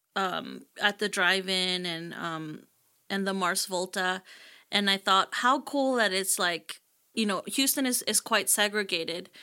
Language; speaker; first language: English; early bilingual, other home language; Spanish